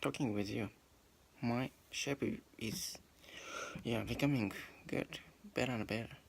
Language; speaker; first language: English; non-native, learner; Japanese